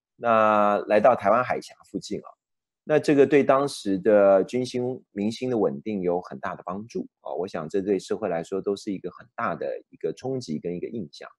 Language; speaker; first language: Chinese; native; Chinese